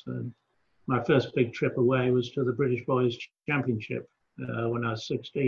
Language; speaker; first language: English; native; English